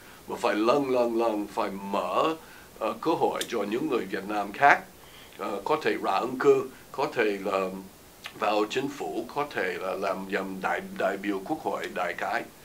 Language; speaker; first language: Vietnamese; non-native, fluent; English